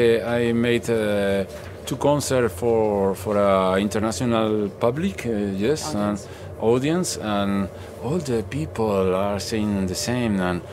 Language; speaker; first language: English; non-native, learner; Spanish